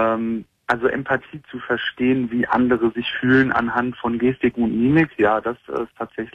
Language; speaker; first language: German; native; German